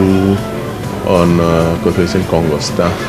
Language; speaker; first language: Finnish; non-native, fluent; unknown